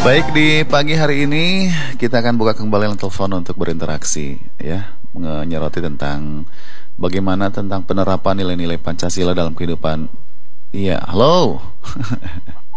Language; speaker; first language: Indonesian; native; Indonesian